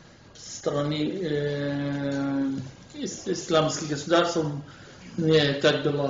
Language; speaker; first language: Russian; non-native, fluent; Kurdish